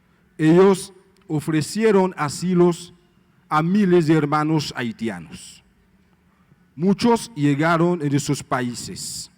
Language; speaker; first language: Spanish; non-native, fluent; Haitian Creole